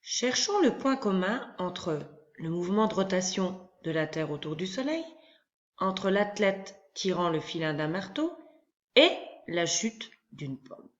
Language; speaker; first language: French; native; French